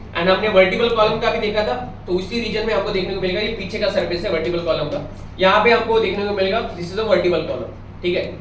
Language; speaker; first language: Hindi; non-native, local second language; Marathi